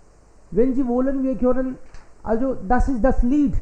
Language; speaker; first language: German; non-native, fluent; Hindi